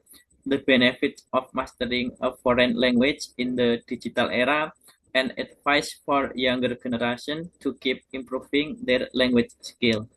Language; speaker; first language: English; non-native, learner; Indonesian